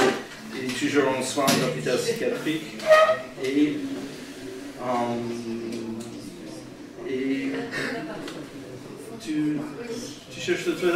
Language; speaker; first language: French; native; French